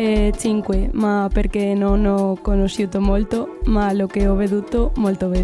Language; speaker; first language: Italian; non-native, learner; Spanish